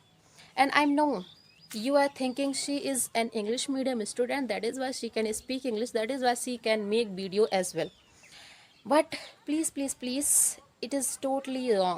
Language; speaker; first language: English; non-native, learner; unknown